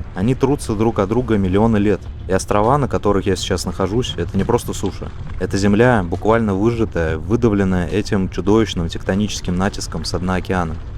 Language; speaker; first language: Russian; native; Russian